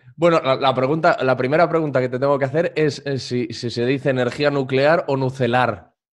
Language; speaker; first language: Spanish; native; Spanish